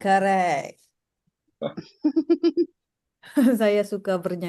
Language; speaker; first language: Indonesian; non-native, learner; Malay